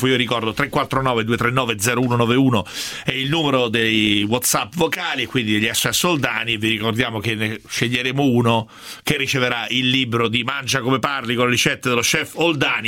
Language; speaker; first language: Italian; native; Italian